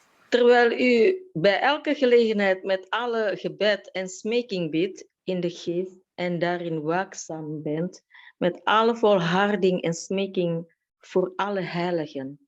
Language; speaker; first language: Dutch; non-native, fluent; Indonesian